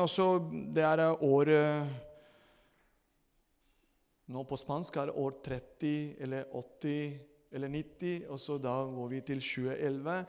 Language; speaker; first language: Norwegian; non-native, fluent; Spanish